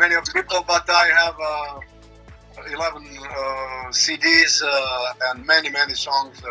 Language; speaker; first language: English; non-native, learner; Croatian